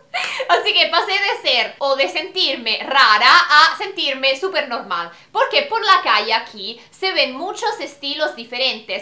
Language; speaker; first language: Spanish; non-native, fluent; Italian